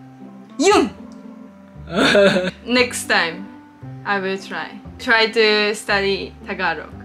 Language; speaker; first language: English; non-native, learner; Japanese